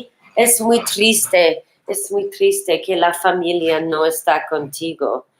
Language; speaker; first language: Spanish; non-native, fluent; English